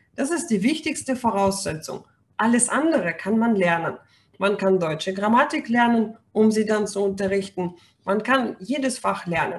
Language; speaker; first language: German; non-native, fluent; Russian